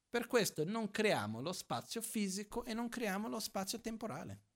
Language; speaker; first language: Italian; non-native, fluent; Portuguese